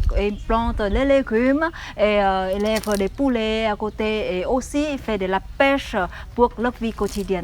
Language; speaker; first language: French; non-native, fluent; Vietnamese